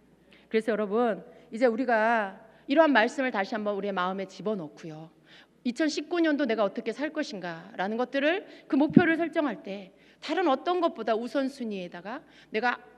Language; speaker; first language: Korean; native; Korean